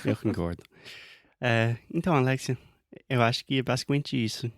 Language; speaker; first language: Portuguese; non-native, fluent; English